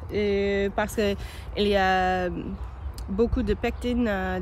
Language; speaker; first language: French; non-native, learner; English